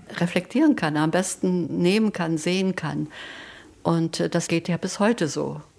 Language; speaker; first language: German; non-native, local second language; Upper Sorbian